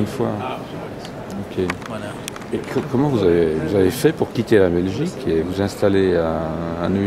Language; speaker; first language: French; native; French